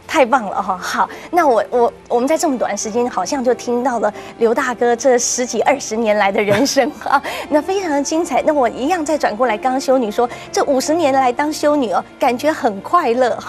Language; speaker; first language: Chinese; native; Chinese